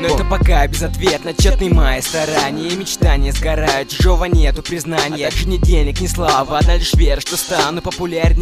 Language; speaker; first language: Russian; native; Russian